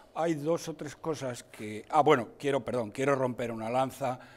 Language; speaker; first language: Spanish; native; Spanish